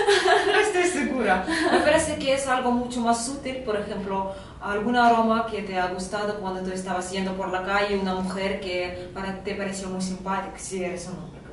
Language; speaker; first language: Spanish; non-native, fluent; Russian